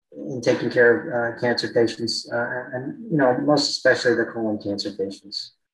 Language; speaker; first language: English; native; English